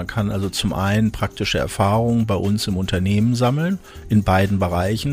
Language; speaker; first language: German; native; German